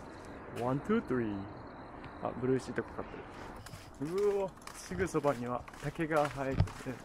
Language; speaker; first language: Japanese; native; Japanese